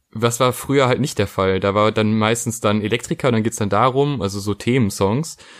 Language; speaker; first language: German; native; German